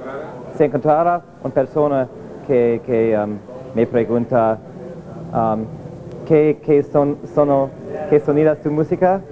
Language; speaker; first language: Spanish; non-native, learner; English